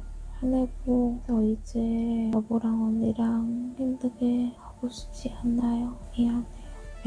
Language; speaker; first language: Korean; non-native, learner; Vietnamese